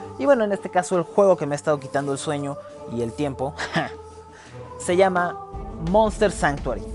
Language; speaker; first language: Spanish; native; Spanish